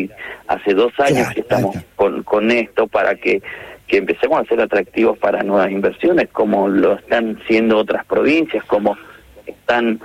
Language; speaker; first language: Spanish; native; Spanish